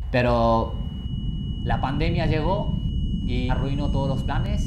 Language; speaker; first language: Spanish; non-native, fluent; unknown